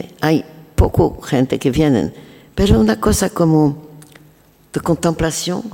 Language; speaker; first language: Spanish; non-native, learner; French